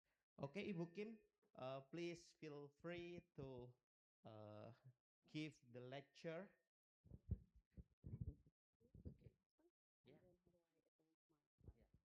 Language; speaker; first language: English; non-native, local second language; Indonesian